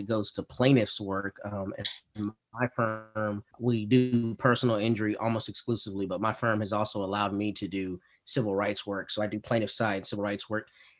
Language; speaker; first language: English; native; English